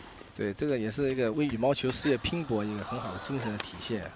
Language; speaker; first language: Chinese; native; Chinese